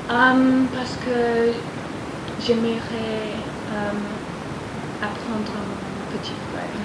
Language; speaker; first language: French; non-native, learner; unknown